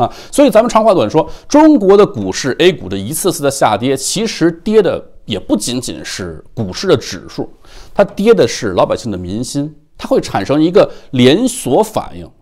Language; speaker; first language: Chinese; native; Chinese